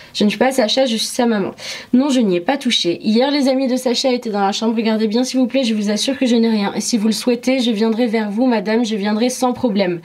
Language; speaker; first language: French; early bilingual, other home language; Arabic